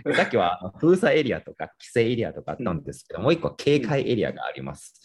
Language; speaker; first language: Japanese; non-native, fluent; Chinese